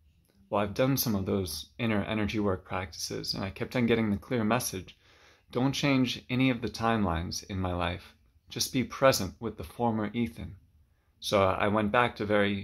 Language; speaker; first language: English; native; English